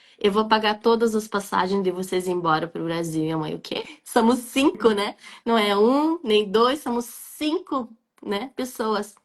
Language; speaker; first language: Portuguese; non-native, fluent; Arabic